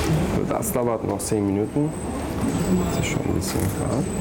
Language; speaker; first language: German; non-native, learner; Turkish